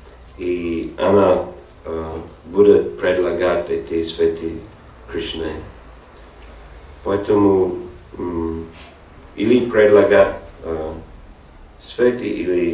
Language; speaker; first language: Russian; non-native, learner; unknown